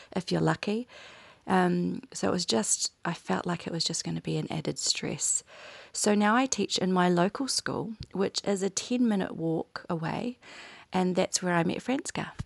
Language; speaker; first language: English; native; English